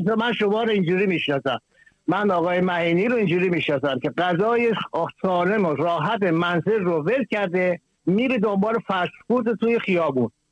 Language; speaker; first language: Persian; non-native, local second language; Baluchi